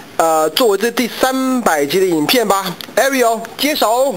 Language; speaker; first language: Chinese; native; Chinese